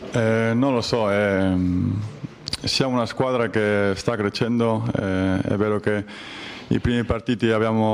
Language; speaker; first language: Italian; non-native, learner; Spanish